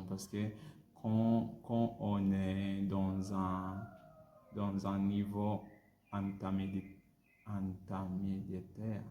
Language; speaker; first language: French; non-native, learner; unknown